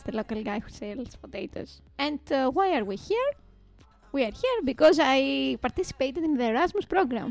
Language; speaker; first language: English; non-native, fluent; Greek